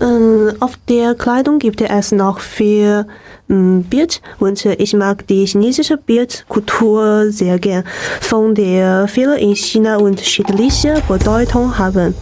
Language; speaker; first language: German; non-native, learner; Chinese